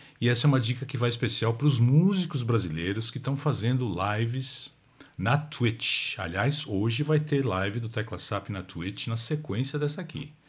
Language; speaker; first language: Portuguese; native; Portuguese